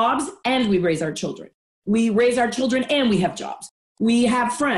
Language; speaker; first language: English; non-native, fluent; Spanish